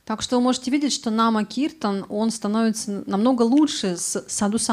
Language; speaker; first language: Russian; native; Russian